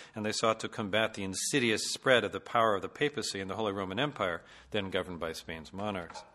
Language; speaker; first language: English; native; English